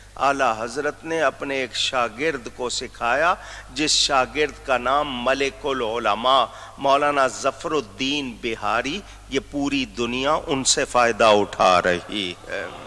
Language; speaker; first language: Urdu; native; Urdu